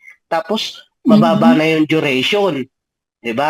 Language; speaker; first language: Filipino; native; Filipino